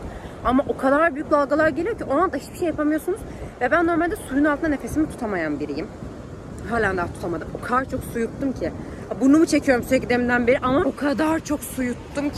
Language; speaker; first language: Turkish; native; Turkish